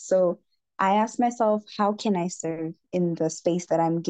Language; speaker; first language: English; non-native, local second language; Shona